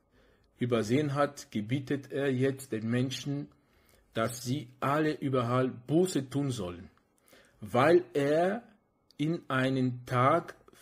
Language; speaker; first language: German; non-native, fluent; French